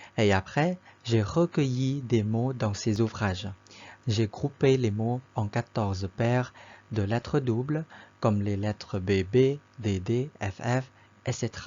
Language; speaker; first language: French; non-native, fluent; Thai